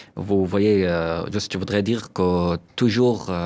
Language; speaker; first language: French; non-native, fluent; Arabic